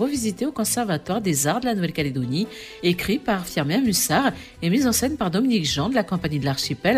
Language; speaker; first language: French; native; French